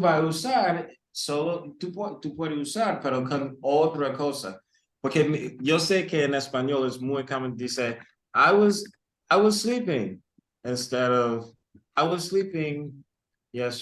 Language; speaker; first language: Spanish; early bilingual, heritage; Spanish